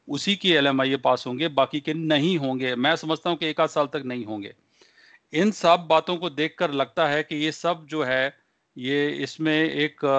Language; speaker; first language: Hindi; non-native, local second language; Punjabi